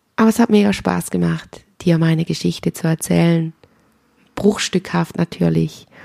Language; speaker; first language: German; native; German